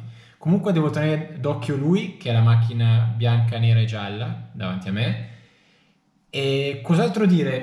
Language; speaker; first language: Italian; native; Italian